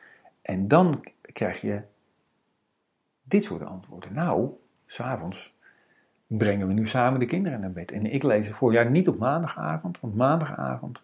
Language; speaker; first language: Dutch; native; Dutch